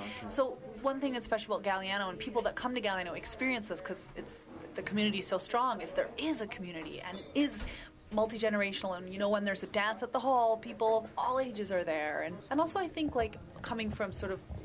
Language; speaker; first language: English; native; English